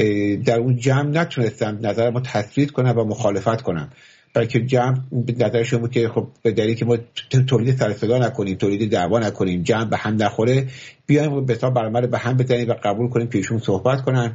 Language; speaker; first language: Persian; native; Persian